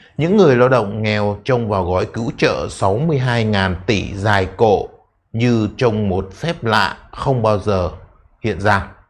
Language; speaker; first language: Vietnamese; native; Vietnamese